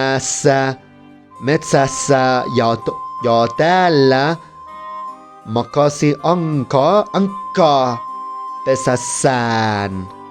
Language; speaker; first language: Finnish; non-native, learner; Spanish